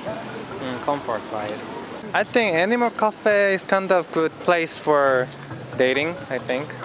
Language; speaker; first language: English; non-native, learner; Korean